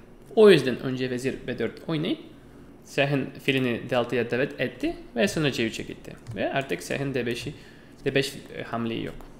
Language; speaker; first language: Turkish; non-native, fluent; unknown